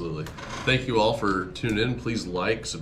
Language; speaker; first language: English; native; English